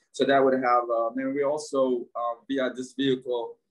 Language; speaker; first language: English; non-native, fluent; Arabic